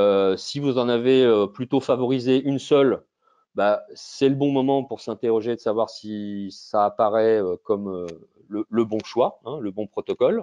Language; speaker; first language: French; native; French